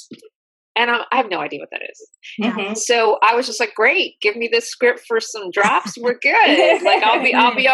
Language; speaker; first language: English; native; English